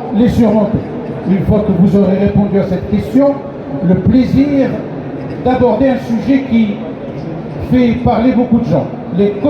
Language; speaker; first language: French; non-native, local second language; Arabic